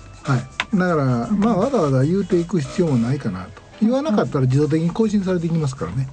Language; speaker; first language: Japanese; native; Japanese